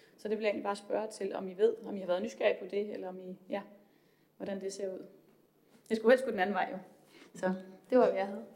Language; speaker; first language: Danish; native; Danish